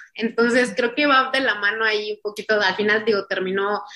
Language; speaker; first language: Spanish; native; Spanish